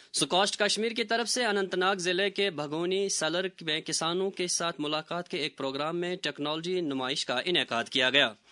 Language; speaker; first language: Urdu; non-native, local second language; Kashmiri